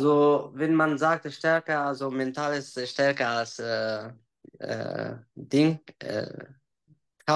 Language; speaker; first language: German; non-native, learner; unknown